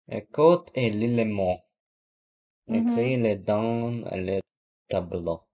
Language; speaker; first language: French; non-native, learner; Russian